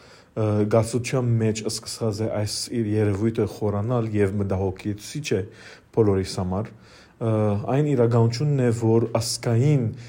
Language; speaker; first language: Armenian; early bilingual, heritage; Armenian